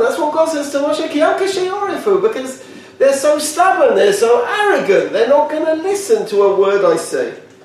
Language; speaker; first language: English; native; English